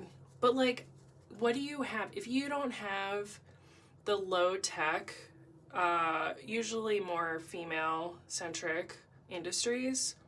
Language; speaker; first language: English; native; English